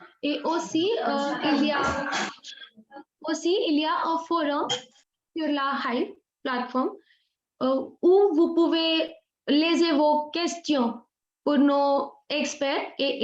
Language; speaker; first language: French; non-native, fluent; Hindi